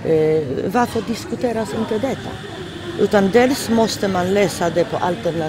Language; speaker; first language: Swedish; non-native, fluent; Polish